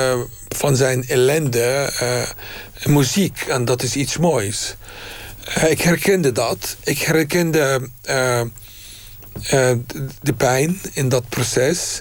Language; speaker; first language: Dutch; non-native, fluent; Arabic